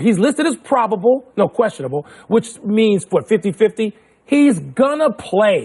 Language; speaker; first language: English; native; English